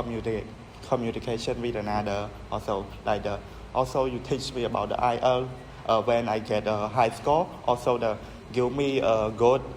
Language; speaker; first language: English; non-native, learner; Khmer